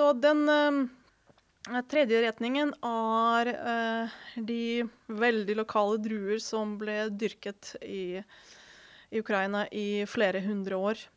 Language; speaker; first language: Norwegian; non-native, fluent; Ukrainian